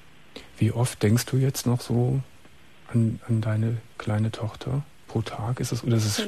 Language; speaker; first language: German; native; German